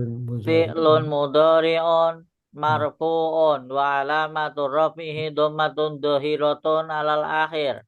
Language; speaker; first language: Arabic; non-native, learner; Indonesian